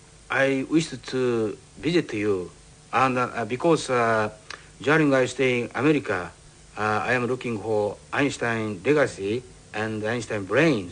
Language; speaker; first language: English; non-native, learner; Japanese